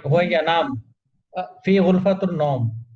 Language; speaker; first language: Arabic; non-native, learner; Urdu